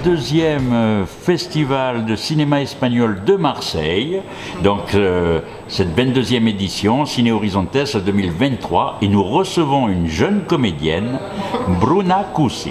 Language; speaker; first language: French; native; French